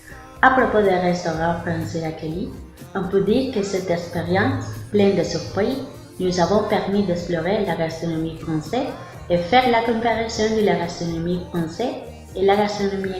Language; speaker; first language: French; non-native, learner; Spanish